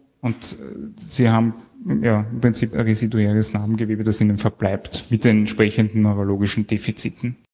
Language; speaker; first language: German; native; German